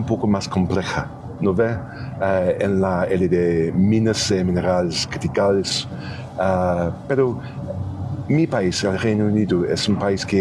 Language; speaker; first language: Spanish; non-native, fluent; English